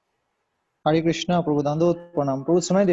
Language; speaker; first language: Hindi; non-native, learner; Bangla